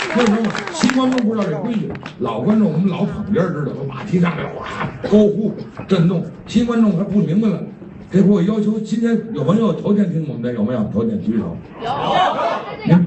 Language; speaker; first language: Chinese; native; Chinese